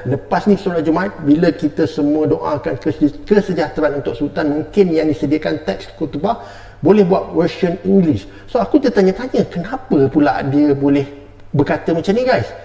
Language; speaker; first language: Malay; native; Malay